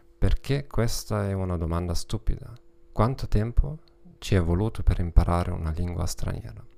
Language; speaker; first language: Italian; non-native, learner; German